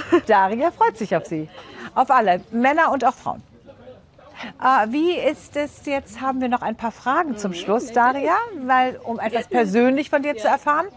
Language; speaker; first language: German; native; German